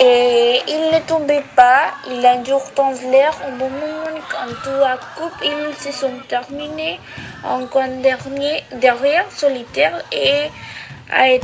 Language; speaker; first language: French; non-native, learner; Spanish